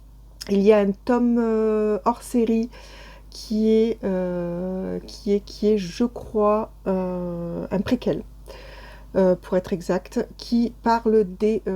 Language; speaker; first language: French; native; French